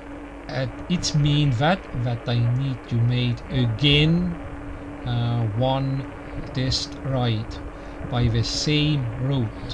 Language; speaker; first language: English; non-native, learner; Estonian